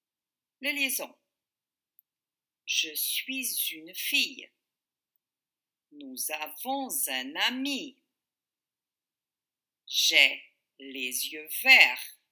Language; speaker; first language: French; non-native, fluent; Portuguese